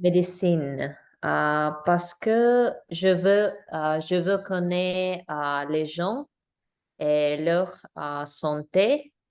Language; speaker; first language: French; non-native, learner; English